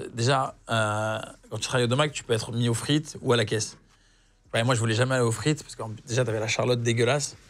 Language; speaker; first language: French; native; French